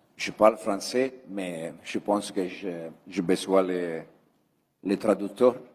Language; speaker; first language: French; non-native, learner; Italian